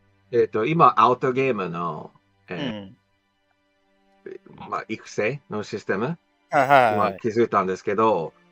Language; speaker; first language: Japanese; non-native, fluent; English